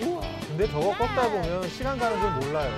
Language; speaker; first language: Korean; native; Korean